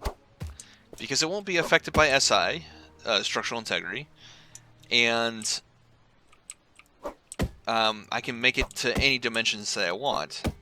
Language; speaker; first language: English; native; English